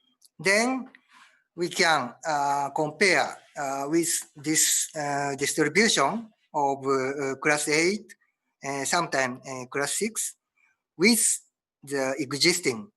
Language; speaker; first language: English; non-native, learner; Japanese